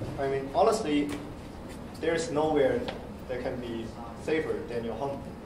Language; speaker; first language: English; non-native, fluent; Chinese